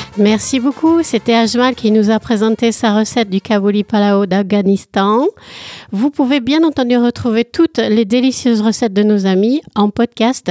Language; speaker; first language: French; native; French